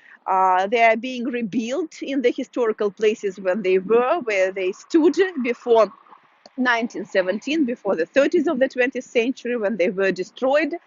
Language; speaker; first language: English; non-native, fluent; Russian